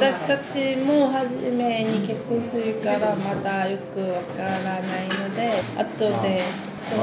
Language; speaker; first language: Japanese; non-native, learner; Korean